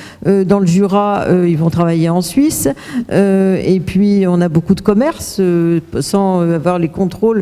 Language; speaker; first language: French; native; French